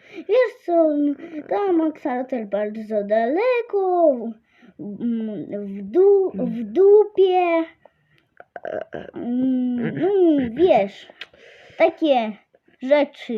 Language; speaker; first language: Polish; non-native, learner; Russian